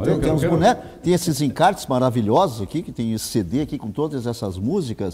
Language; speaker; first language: Portuguese; native; Portuguese